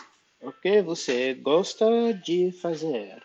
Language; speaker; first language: Portuguese; non-native, learner; English